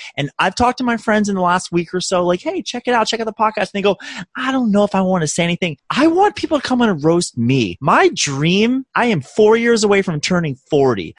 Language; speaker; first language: English; native; English